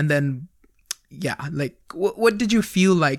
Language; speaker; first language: English; early bilingual, other home language; Punjabi